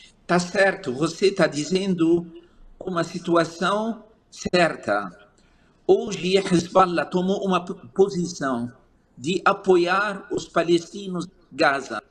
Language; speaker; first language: Portuguese; non-native, fluent; Arabic